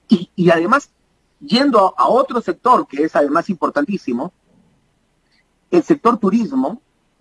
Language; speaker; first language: Spanish; native; Spanish